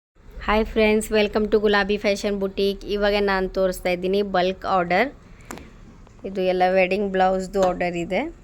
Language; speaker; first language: Kannada; non-native, local second language; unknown